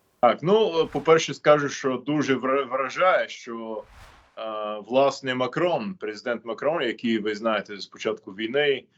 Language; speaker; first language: Ukrainian; non-native, fluent; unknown